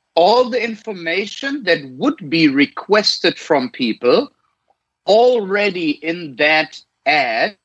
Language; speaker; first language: English; non-native, fluent; German